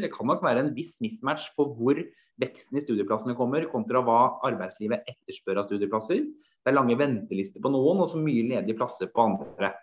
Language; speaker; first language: Norwegian; native; Norwegian